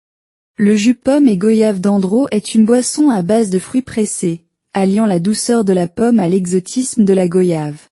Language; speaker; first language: French; non-native, learner; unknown